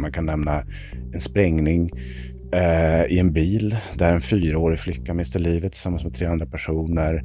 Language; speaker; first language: Swedish; native; Swedish